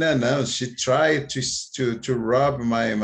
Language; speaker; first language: English; non-native, fluent; Portuguese